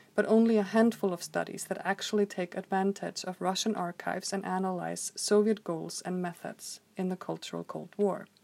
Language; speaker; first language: English; non-native, fluent; Icelandic